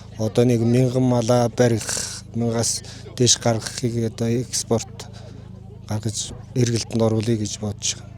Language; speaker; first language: Mongolian; non-native, local second language; Kazakh